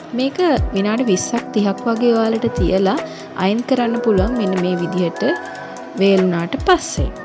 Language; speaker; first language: Sinhala; native; Sinhala